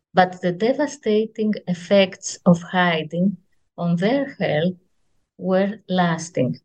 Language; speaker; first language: English; non-native, fluent; Greek